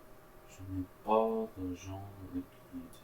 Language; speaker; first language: French; non-native, learner; English